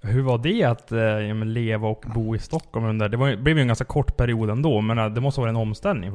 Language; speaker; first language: Swedish; native; Swedish